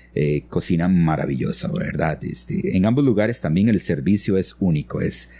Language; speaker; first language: Spanish; native; Spanish